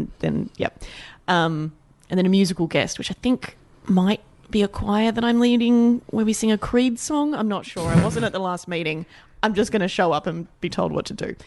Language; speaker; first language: English; native; English